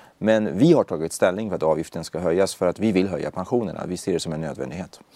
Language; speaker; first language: Swedish; early bilingual, other home language; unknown